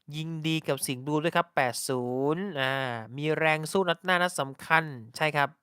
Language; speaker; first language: Thai; native; Thai